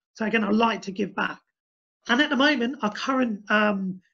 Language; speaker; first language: English; native; English